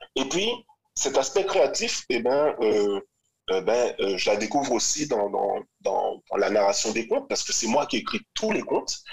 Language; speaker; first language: French; native; French